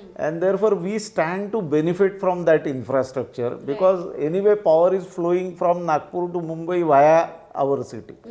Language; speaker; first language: English; non-native, local second language; Marathi